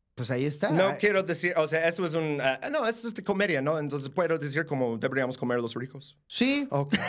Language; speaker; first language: Spanish; non-native, fluent; English